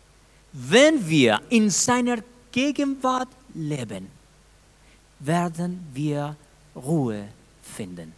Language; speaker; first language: German; non-native, fluent; Spanish